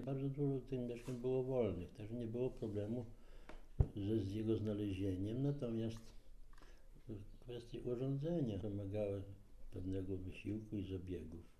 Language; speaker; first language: Polish; native; Polish